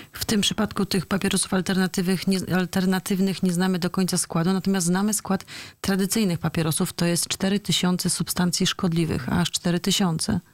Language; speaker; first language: Polish; native; Polish